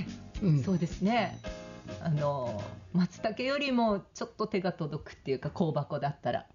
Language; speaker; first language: Japanese; native; Japanese